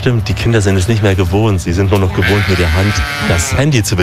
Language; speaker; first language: German; native; German